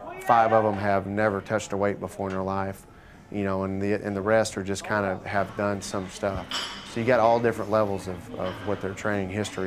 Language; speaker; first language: English; native; English